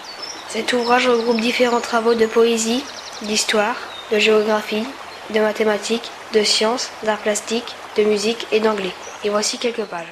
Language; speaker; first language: French; native; French